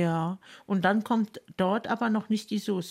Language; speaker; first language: German; native; German